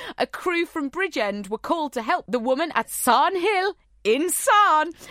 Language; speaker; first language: English; native; English